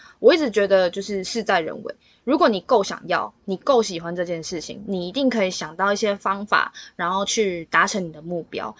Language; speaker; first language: Chinese; native; Chinese